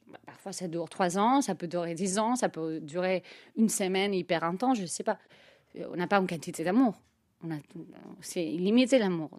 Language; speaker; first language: French; non-native, fluent; Spanish